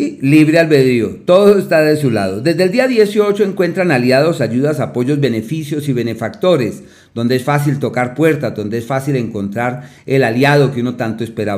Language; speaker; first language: Spanish; native; Spanish